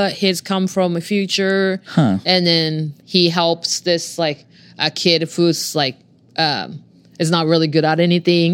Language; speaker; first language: English; non-native, fluent; Japanese